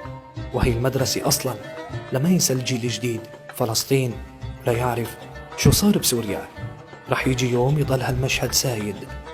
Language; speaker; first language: Arabic; native; Arabic